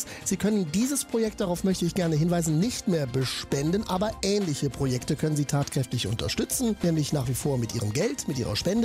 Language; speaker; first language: German; native; German